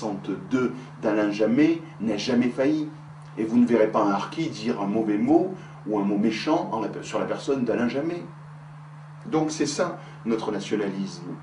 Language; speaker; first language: French; native; French